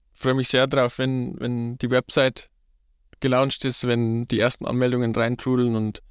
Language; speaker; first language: German; native; German